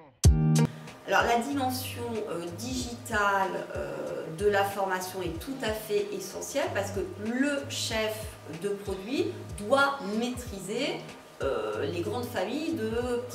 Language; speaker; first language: French; native; French